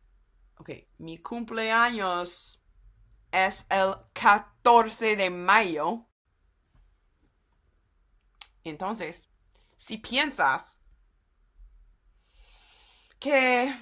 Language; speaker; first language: Spanish; non-native, fluent; English